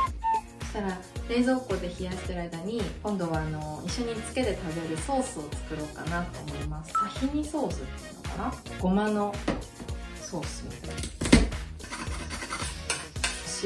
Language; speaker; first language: Japanese; native; Japanese